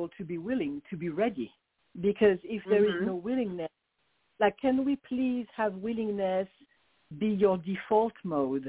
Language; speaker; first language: English; non-native, fluent; French